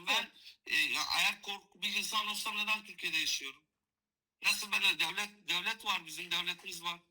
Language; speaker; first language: Turkish; non-native, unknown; Kurdish